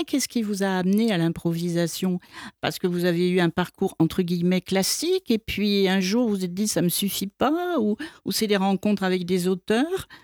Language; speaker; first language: French; native; French